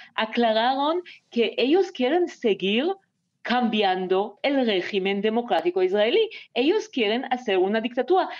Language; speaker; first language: Spanish; non-native, fluent; Hebrew